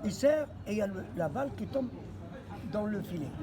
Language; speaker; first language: French; non-native, local second language; Arabic